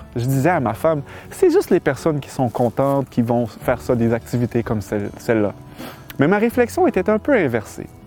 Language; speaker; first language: French; native; French